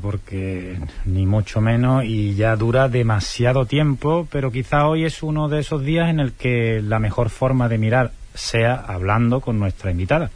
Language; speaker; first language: Spanish; native; Spanish